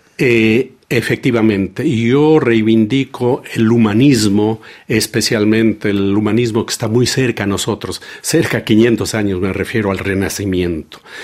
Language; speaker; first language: Spanish; native; Spanish